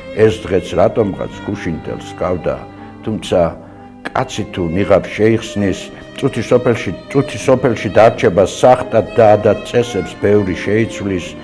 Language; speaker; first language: Georgian; native; Georgian